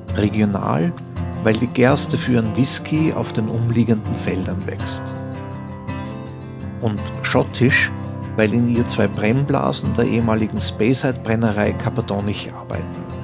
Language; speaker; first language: German; native; German